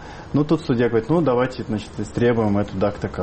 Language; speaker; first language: Russian; native; Russian